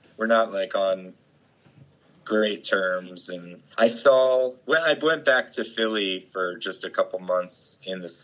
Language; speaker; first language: English; native; English